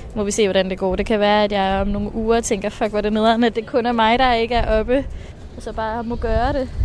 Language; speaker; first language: Danish; native; Danish